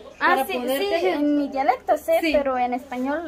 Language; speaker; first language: Spanish; non-native, local second language; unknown